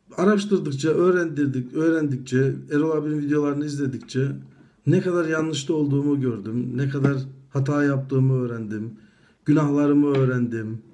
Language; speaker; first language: Turkish; native; Turkish